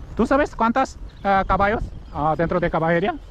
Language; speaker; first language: Spanish; non-native, learner; Korean